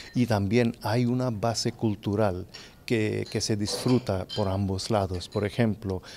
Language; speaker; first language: Spanish; non-native, fluent; Hindi